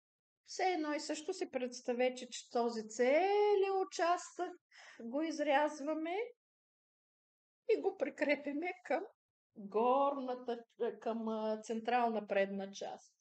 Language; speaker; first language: Bulgarian; native; Bulgarian